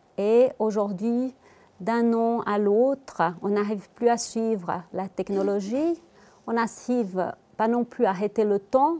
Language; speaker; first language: French; non-native, fluent; Portuguese